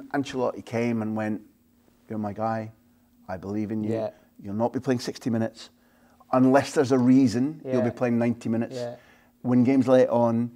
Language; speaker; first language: English; native; English